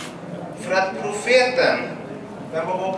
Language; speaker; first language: Swedish; early bilingual, other home language; Arabic